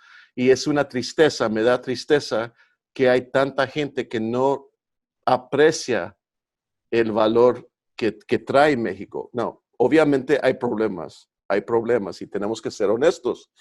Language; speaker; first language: Spanish; early bilingual, heritage; Spanish